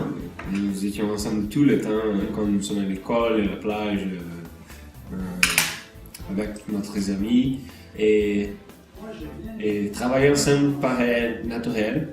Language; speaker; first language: French; non-native, learner; Portuguese